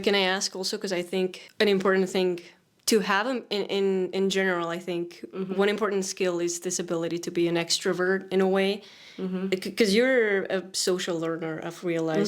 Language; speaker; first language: English; non-native, fluent; Spanish